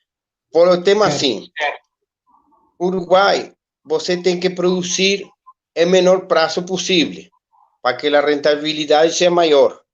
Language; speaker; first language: Portuguese; non-native, learner; Spanish